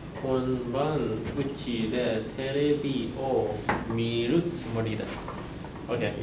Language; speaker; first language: Japanese; non-native, learner; English